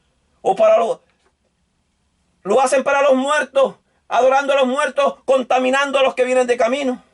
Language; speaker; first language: Spanish; native; Spanish